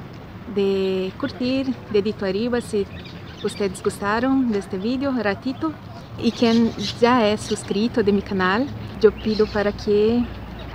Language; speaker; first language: Spanish; non-native, learner; Portuguese